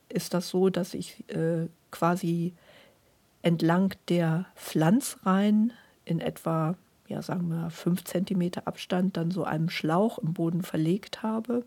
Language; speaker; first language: German; native; German